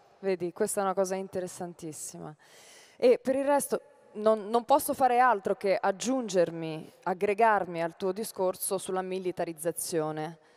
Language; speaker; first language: Italian; non-native, fluent; Ukrainian